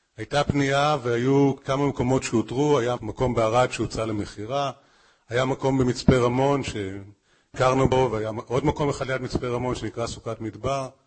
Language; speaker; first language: Hebrew; native; Hebrew